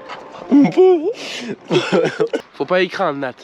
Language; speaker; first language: French; native; French